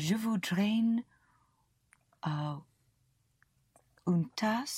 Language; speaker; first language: French; non-native, learner; English